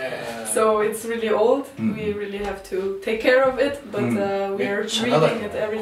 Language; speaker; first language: English; non-native, learner; Slovenian